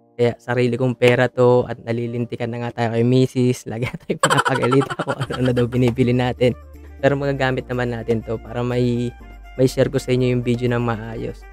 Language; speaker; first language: Filipino; native; Filipino